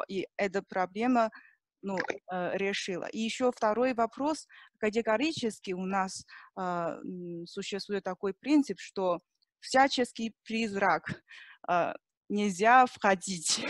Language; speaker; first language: Russian; non-native, learner; Chinese